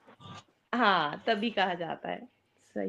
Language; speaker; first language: Hindi; native; Hindi